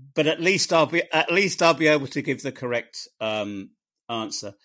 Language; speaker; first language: English; native; English